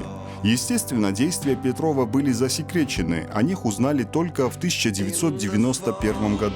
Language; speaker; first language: Russian; native; Russian